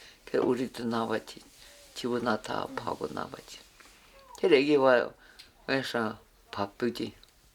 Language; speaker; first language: Korean; early bilingual, heritage; Korean